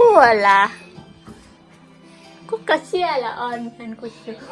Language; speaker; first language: Finnish; non-native, learner; Thai